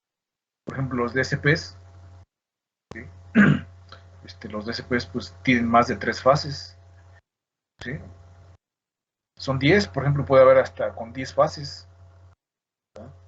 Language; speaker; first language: Spanish; native; Spanish